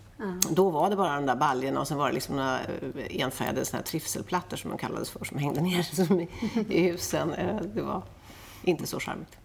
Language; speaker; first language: Swedish; native; Swedish